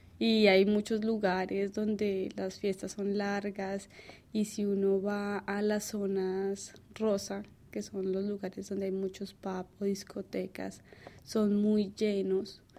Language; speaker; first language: Spanish; native; Spanish